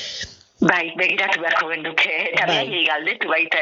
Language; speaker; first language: Basque; native; Basque